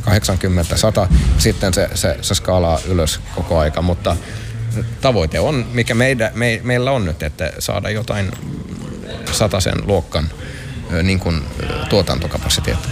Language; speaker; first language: Finnish; non-native, local second language; Swedish